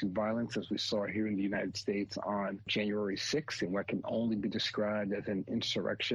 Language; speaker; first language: English; native; English